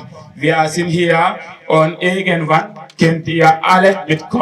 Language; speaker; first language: German; non-native, learner; Wolof